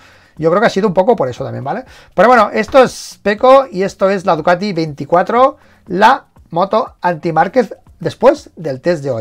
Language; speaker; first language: Spanish; native; Spanish